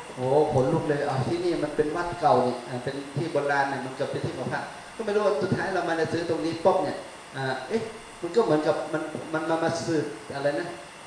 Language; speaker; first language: Thai; native; Thai